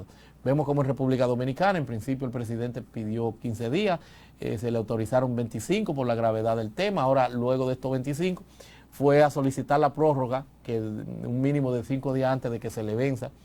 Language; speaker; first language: Spanish; native; Spanish